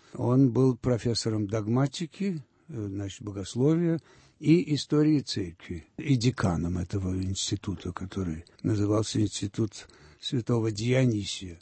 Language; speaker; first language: Russian; early bilingual, heritage; Russian